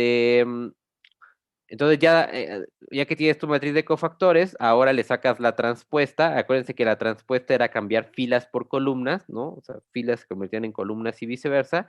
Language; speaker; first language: Spanish; native; Spanish